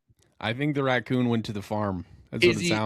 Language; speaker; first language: English; native; English